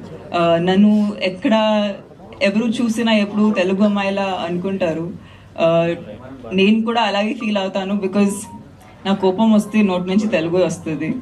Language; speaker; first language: Telugu; non-native, fluent; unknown